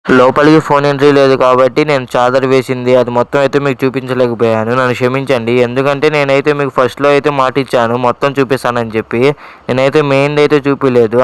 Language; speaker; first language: Telugu; non-native, local second language; Urdu